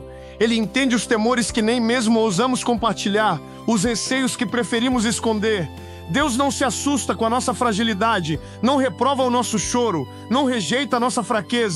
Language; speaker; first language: Portuguese; native; Portuguese